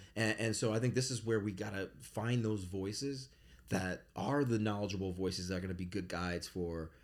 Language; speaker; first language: English; native; English